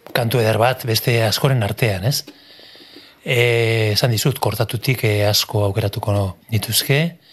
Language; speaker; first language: Basque; non-native, local second language; Spanish